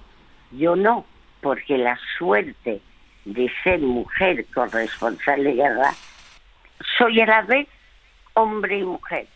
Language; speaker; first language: Spanish; early bilingual, other home language; French